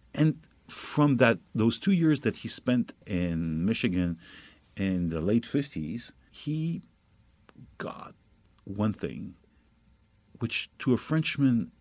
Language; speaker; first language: English; non-native, fluent; French